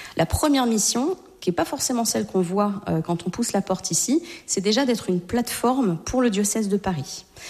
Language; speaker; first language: French; native; French